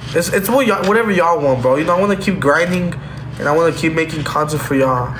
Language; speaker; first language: English; early bilingual, other home language; Spanish